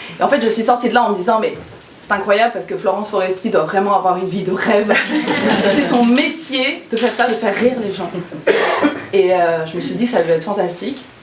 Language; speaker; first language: French; early bilingual, other home language; Korean